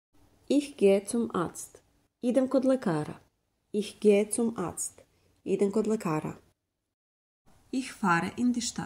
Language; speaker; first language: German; non-native, fluent; Serbian